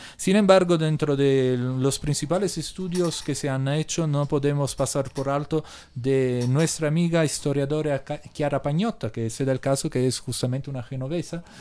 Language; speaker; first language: Spanish; non-native, fluent; Italian